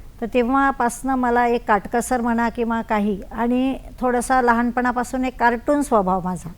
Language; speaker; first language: Marathi; native; Marathi